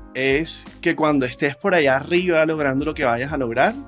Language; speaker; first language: Spanish; native; Spanish